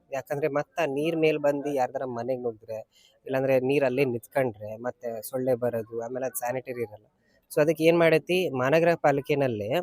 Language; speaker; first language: Kannada; non-native, local second language; Urdu